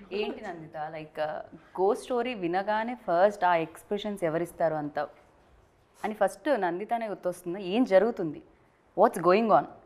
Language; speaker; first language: Telugu; native; Telugu